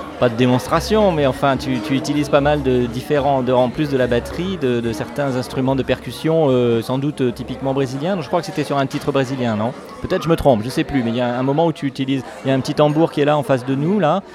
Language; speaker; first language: French; native; French